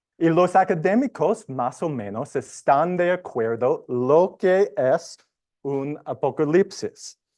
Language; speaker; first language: Spanish; non-native, learner; English